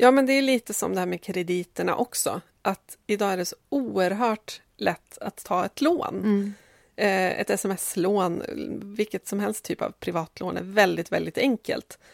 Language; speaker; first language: Swedish; native; Swedish